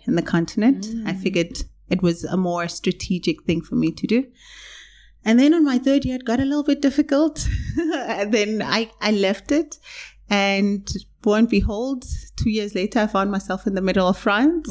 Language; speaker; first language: English; non-native, local second language; Zulu